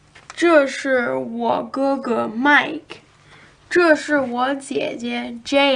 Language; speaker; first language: Chinese; non-native, learner; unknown